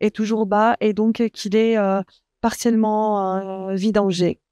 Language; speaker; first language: French; native; French